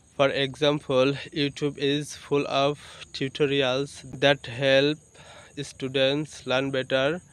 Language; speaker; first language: English; non-native, local second language; Bangla